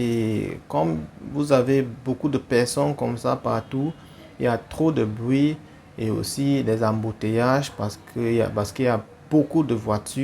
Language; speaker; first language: French; non-native, fluent; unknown